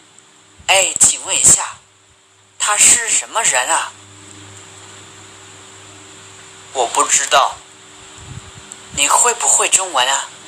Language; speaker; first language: Chinese; non-native, learner; Hmong